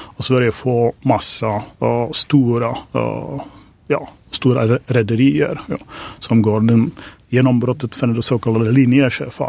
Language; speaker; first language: Swedish; non-native, fluent; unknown